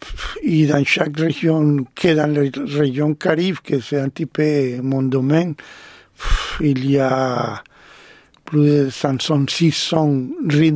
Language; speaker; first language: French; non-native, fluent; Spanish